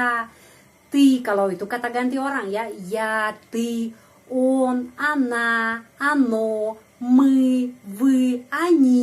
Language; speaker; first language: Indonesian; non-native, fluent; Russian